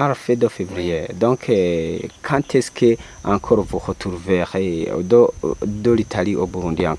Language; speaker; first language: French; non-native, local second language; Rundi